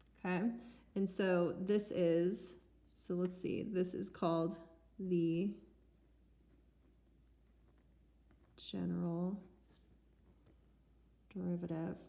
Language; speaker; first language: English; native; English